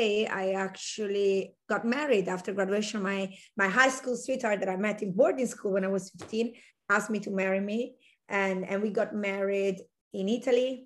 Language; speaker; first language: English; non-native, fluent; Italian